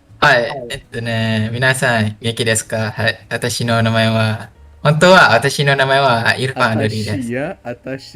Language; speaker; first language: Japanese; non-native, learner; Malay